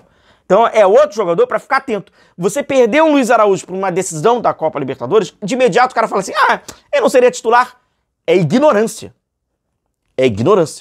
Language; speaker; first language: Portuguese; native; Portuguese